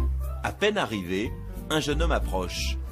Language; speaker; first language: French; native; French